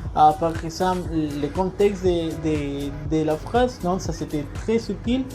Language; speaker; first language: French; non-native, learner; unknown